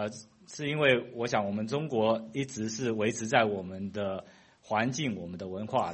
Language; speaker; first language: Chinese; non-native, fluent; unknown